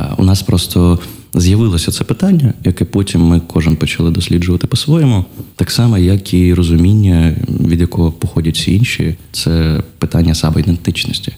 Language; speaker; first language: Ukrainian; non-native, local second language; Russian